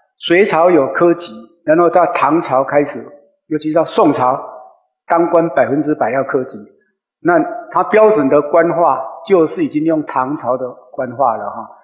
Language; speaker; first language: Chinese; non-native, local second language; Min Nan Chinese